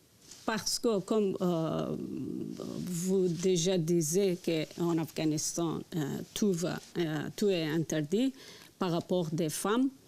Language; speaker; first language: French; non-native, learner; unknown